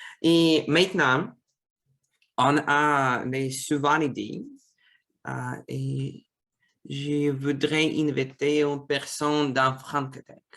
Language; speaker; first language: French; non-native, fluent; Russian